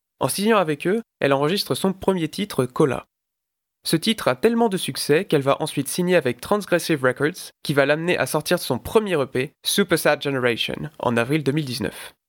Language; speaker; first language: French; native; French